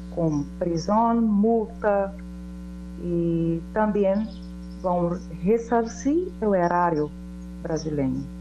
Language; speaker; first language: Spanish; non-native, learner; Portuguese